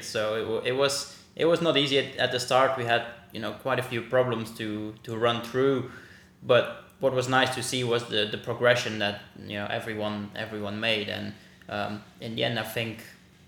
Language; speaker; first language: English; non-native, fluent; Dutch